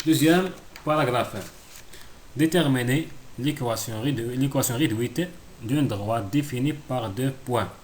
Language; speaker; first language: French; non-native, local second language; Arabic